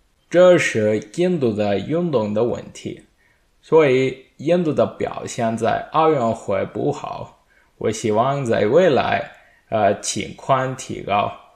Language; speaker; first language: Chinese; non-native, learner; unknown